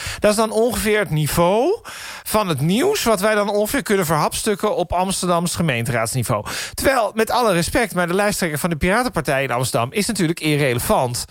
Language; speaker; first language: Dutch; native; Dutch